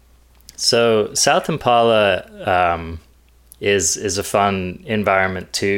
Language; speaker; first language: English; native; English